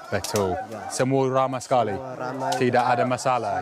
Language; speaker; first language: Indonesian; non-native, learner; English